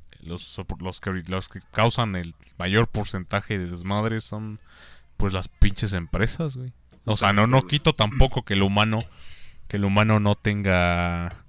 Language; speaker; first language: Spanish; native; Spanish